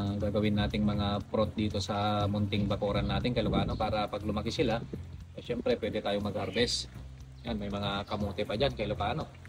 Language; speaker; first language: Filipino; non-native, local second language; Iloko